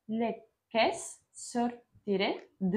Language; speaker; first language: French; non-native, learner; Spanish